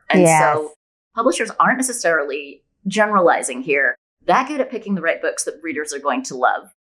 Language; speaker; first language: English; native; English